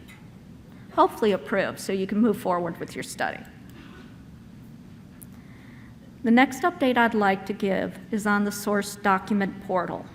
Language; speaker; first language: English; native; English